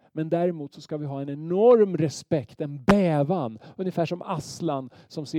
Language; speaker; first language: Swedish; native; Swedish